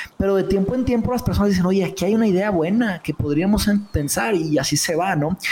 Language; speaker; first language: Spanish; early bilingual, other home language; Portuguese